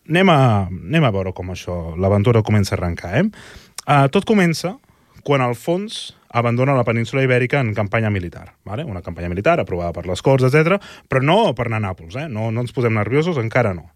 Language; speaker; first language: Catalan; native; Catalan